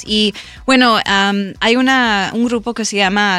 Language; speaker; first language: Spanish; non-native, local second language; English